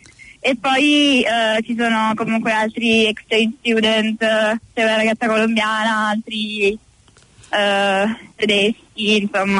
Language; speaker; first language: Italian; native; Italian